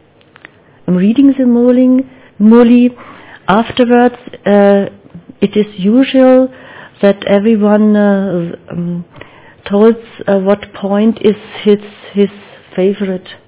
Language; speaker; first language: English; non-native, learner; German